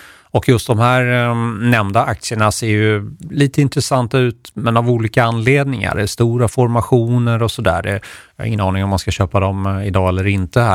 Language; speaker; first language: Swedish; native; Swedish